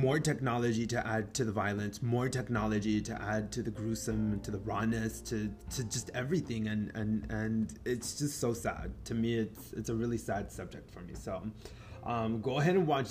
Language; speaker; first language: English; non-native, fluent; Spanish